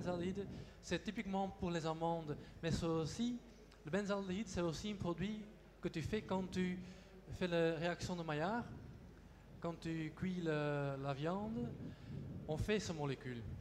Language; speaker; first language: French; non-native, local second language; Dutch